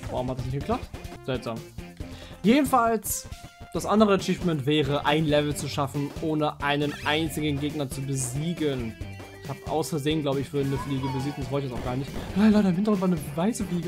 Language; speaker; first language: German; native; German